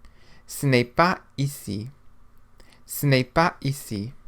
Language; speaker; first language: French; non-native, fluent; English